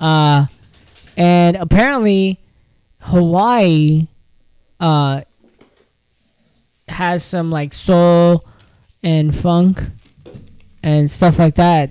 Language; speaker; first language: English; early bilingual, other home language; Spanish